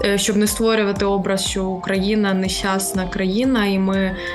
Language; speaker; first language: Ukrainian; native; Ukrainian